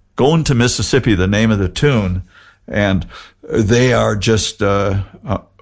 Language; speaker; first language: English; native; English